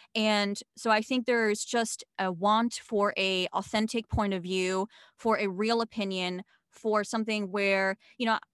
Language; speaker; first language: English; non-native, fluent; German